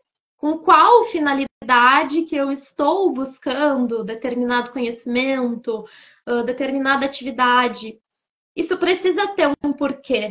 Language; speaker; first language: Portuguese; native; Portuguese